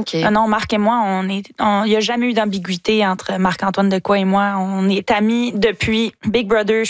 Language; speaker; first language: French; native; French